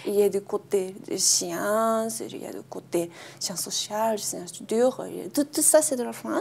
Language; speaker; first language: French; non-native, fluent; Japanese